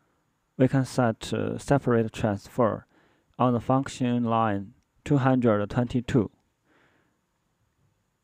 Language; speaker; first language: English; non-native, learner; Chinese